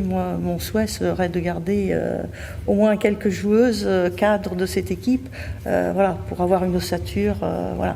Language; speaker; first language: French; native; French